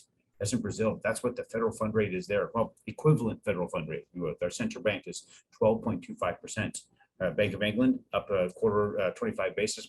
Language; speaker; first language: English; native; English